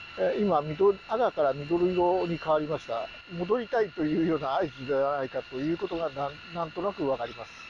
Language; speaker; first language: Japanese; native; Japanese